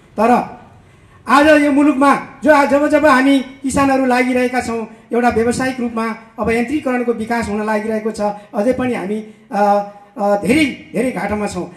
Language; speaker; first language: Nepali; native; Nepali